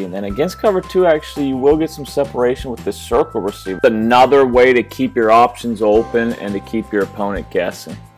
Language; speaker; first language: English; native; English